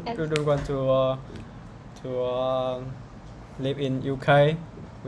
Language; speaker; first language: English; non-native, learner; Vietnamese